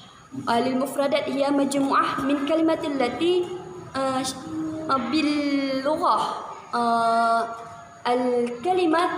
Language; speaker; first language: Arabic; non-native, learner; Indonesian